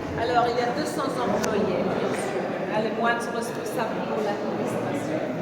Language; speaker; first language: French; non-native, fluent; German